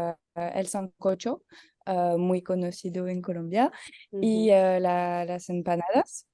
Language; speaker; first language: Spanish; non-native, learner; French